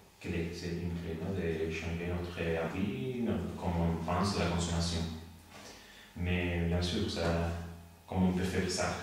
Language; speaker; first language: French; non-native, learner; Spanish